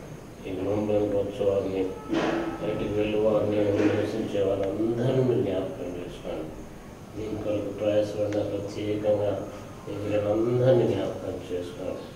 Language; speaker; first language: Telugu; native; Telugu